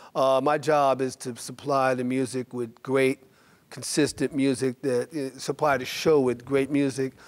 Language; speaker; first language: English; native; English